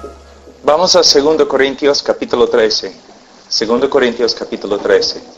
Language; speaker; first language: Spanish; non-native, fluent; English